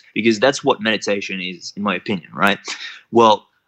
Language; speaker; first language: English; non-native, fluent; French